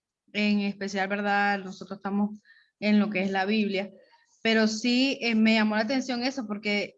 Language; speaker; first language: Spanish; native; Spanish